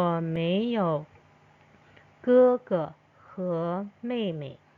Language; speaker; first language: Chinese; non-native, fluent; Indonesian